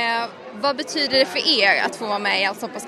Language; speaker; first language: Swedish; native; Swedish